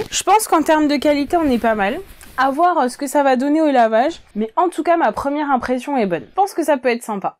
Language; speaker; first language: French; native; French